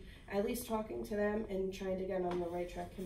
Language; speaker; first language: English; native; English